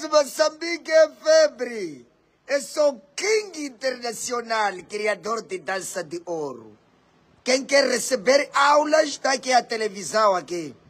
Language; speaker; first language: Portuguese; non-native, local second language; Makhuwa